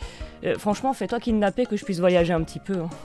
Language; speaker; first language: French; native; French